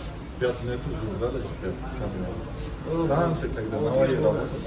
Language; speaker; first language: Russian; non-native, local second language; Uzbek